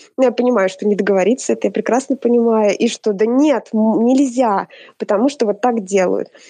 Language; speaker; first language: Russian; native; Russian